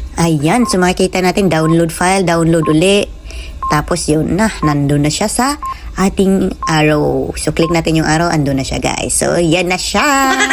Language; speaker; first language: Filipino; non-native, local second language; Cebuano